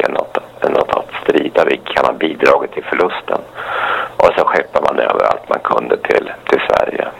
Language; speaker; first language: Swedish; native; Swedish